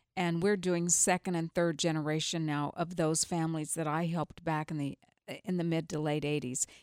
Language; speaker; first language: English; native; English